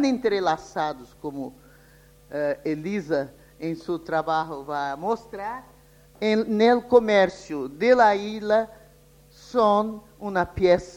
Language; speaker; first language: Spanish; non-native, fluent; Portuguese